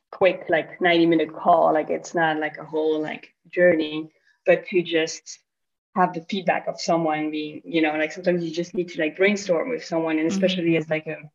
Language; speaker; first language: English; non-native, fluent; French